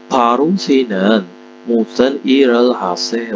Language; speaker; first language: Korean; non-native, fluent; Indonesian